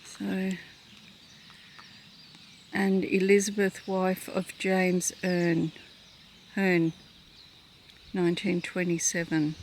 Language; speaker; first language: English; native; English